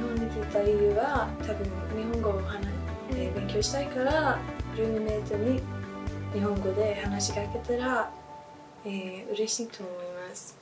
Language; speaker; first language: Japanese; non-native, learner; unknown